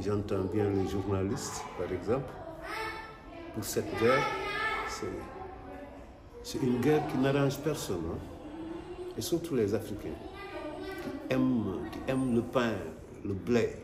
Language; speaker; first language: French; non-native, local second language; Wolof